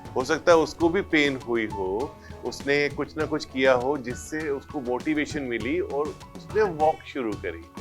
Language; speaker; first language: Hindi; native; Hindi